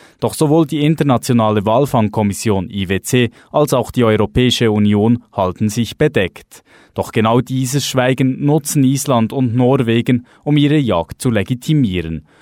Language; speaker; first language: German; native; German